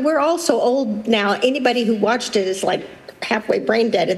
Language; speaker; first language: English; native; English